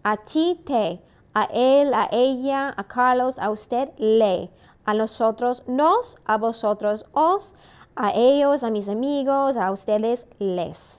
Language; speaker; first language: Spanish; non-native, fluent; English